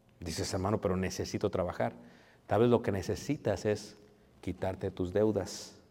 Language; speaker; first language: Spanish; early bilingual, heritage; Spanish